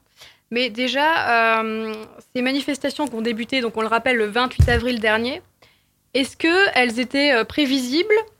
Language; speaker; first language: French; native; French